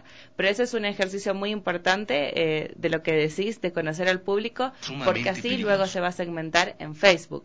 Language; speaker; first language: Spanish; native; Spanish